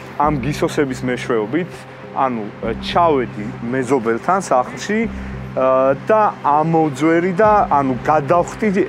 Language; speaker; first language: Georgian; native; Georgian